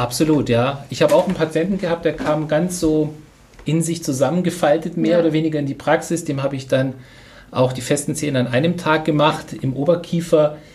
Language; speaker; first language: German; native; German